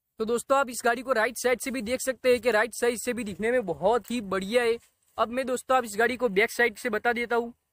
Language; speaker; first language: Hindi; non-native, local second language; Gujarati